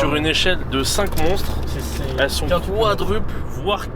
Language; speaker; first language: French; native; French